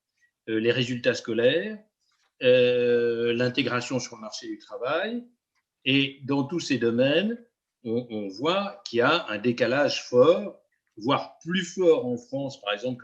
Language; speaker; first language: French; native; French